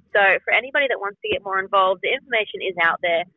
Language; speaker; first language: English; native; English